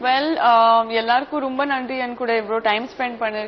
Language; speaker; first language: Tamil; non-native, fluent; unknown